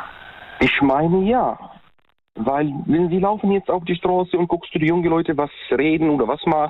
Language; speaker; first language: German; non-native, learner; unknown